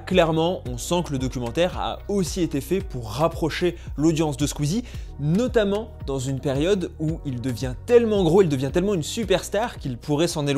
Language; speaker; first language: French; native; French